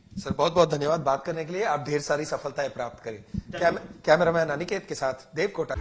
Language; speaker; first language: Hindi; native; Hindi